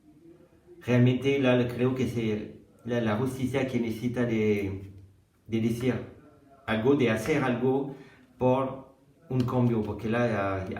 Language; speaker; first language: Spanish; non-native, learner; French